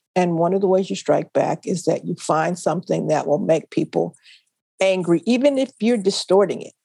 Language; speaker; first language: English; native; English